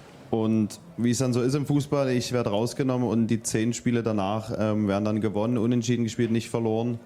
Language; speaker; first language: German; native; German